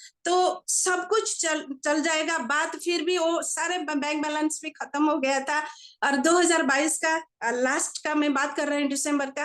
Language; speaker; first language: Hindi; non-native, local second language; Odia